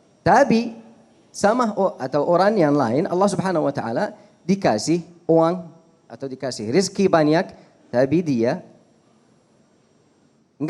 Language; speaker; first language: Indonesian; non-native, fluent; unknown